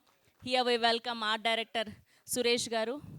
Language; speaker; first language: Telugu; native; Telugu